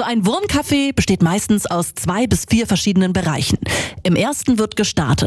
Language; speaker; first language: German; native; German